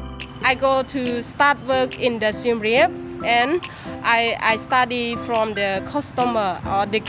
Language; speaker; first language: English; non-native, learner; Khmer